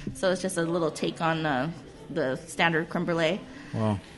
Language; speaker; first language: English; native; English